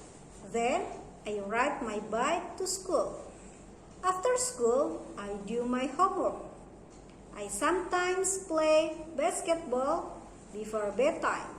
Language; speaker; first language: English; non-native, learner; Indonesian